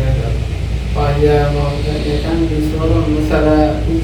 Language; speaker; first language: Indonesian; non-native, learner; Arabic